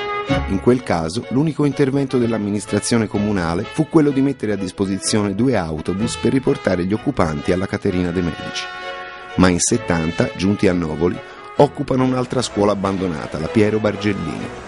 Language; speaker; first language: Italian; native; Italian